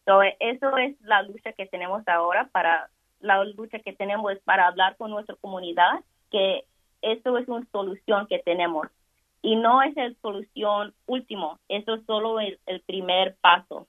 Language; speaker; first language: Spanish; early bilingual, heritage; Spanish